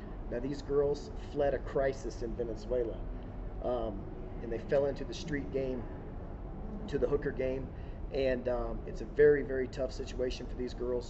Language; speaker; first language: English; native; English